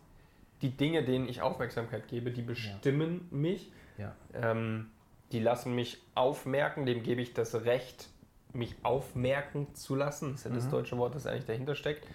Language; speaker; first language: German; native; German